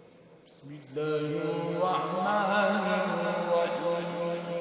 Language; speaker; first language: Arabic; native; Arabic